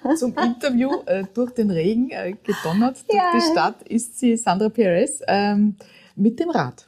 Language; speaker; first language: German; native; German